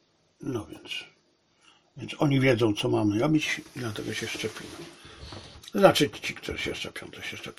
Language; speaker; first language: Polish; native; Polish